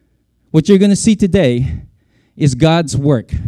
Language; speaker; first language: English; non-native, local second language; Filipino